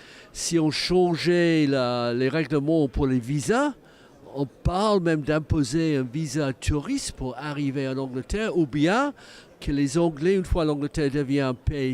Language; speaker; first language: French; non-native, fluent; English